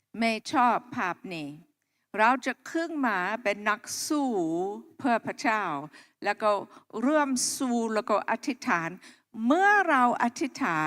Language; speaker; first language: Thai; non-native, local second language; Akha